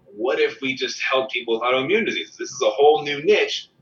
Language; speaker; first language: English; native; English